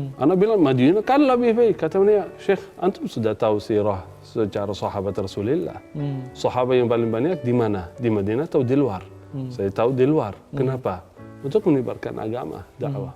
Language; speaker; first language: Indonesian; non-native, fluent; Arabic